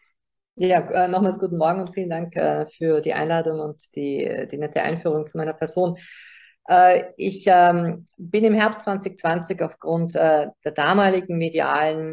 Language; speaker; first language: German; native; German